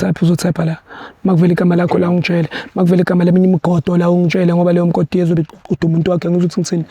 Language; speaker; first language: Zulu; native; Zulu